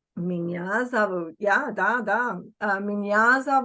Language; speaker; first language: Russian; non-native, fluent; English